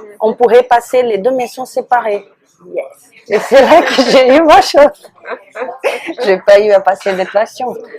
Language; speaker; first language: French; non-native, fluent; Portuguese